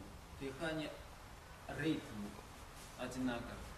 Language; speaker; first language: Russian; non-native, learner; Chinese